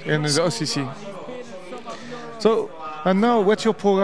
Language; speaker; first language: English; non-native, learner; French